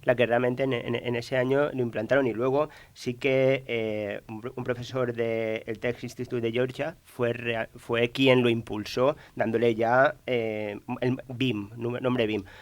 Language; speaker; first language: Spanish; native; Spanish